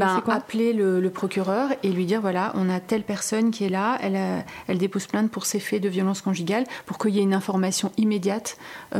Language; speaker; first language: French; native; French